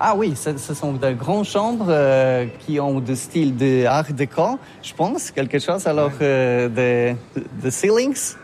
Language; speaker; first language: French; non-native, learner; Polish